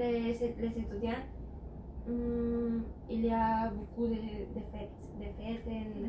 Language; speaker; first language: French; non-native, learner; Spanish